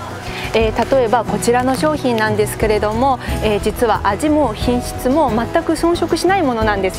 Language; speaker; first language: Japanese; non-native, fluent; Chinese